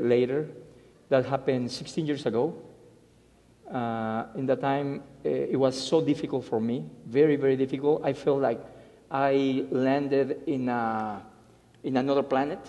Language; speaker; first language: English; non-native, fluent; Spanish